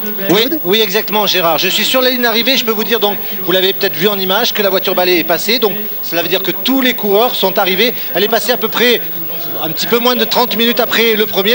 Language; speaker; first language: French; native; French